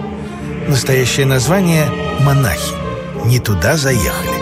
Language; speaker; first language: Russian; native; Russian